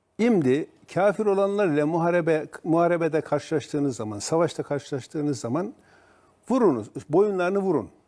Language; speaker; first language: Turkish; native; Turkish